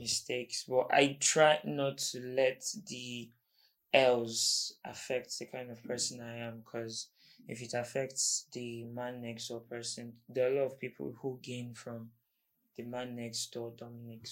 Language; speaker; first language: English; non-native, local second language; Igbo